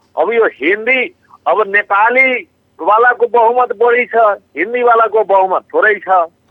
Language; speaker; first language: Nepali; non-native, local second language; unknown